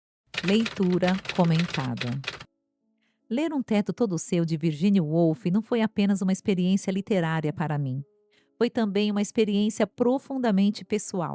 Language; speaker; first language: Portuguese; native; Portuguese